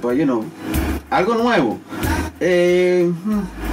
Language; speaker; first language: Spanish; native; Spanish